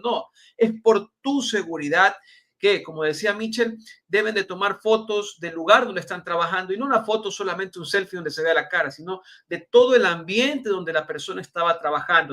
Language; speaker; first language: Spanish; native; Spanish